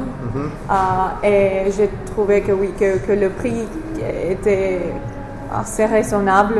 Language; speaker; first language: French; non-native, fluent; English